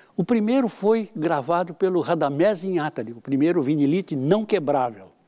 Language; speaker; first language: Portuguese; native; Portuguese